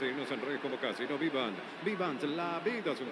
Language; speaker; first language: Spanish; native; Spanish